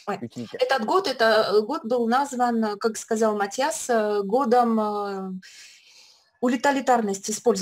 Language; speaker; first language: Russian; native; Russian